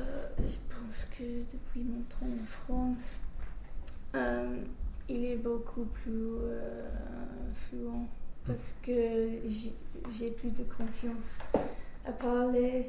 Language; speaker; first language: French; non-native, fluent; English